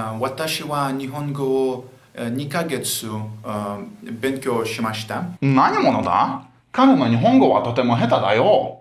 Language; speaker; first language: Japanese; non-native, learner; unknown